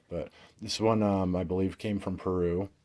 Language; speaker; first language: English; native; English